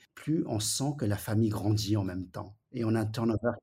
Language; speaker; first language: French; early bilingual, other home language; Wu Chinese